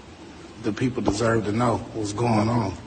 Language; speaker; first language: English; native; English